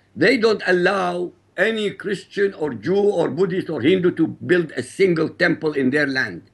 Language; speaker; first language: English; non-native, fluent; Arabic